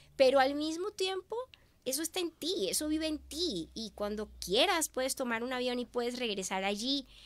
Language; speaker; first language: Spanish; native; Spanish